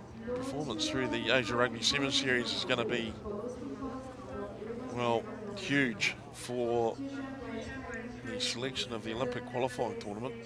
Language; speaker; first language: English; native; English